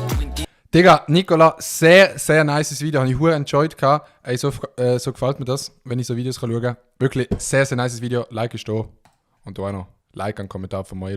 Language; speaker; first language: German; native; German